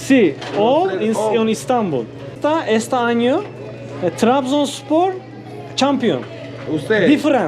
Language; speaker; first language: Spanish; non-native, learner; Turkish